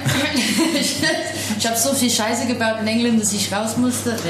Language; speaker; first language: German; non-native, fluent; English